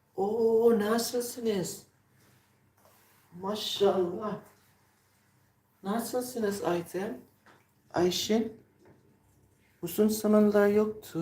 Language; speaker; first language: Turkish; non-native, learner; Filipino